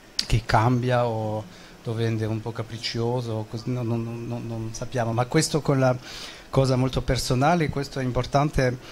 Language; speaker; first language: Italian; non-native, fluent; French